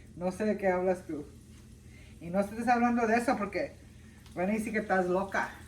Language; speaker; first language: Spanish; early bilingual, other home language; English